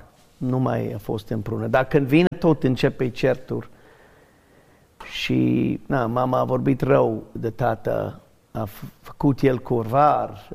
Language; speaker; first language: Romanian; non-native, learner; English